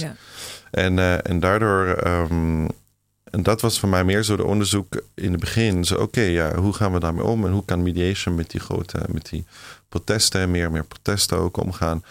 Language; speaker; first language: Dutch; non-native, fluent; German